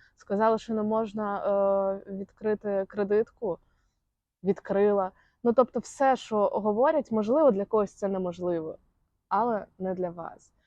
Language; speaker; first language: Ukrainian; non-native, local second language; Russian